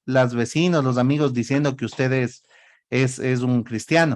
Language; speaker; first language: Spanish; native; Spanish